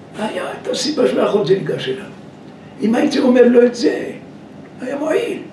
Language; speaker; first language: Hebrew; native; Hebrew